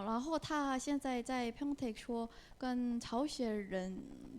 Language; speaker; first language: Chinese; non-native, fluent; Korean